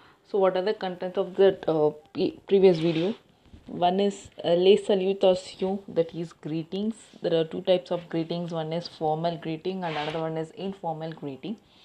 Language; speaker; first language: English; non-native, local second language; Tamil